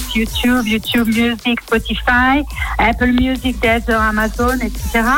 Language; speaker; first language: French; native; French